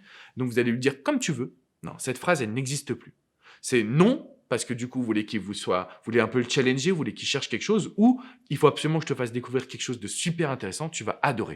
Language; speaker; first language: French; native; French